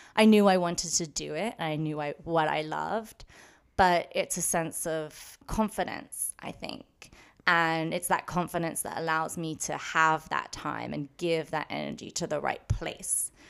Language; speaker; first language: English; native; English